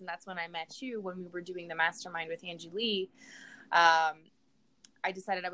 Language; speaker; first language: English; non-native, fluent; Portuguese